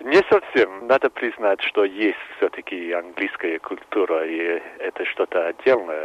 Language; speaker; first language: Russian; non-native, fluent; English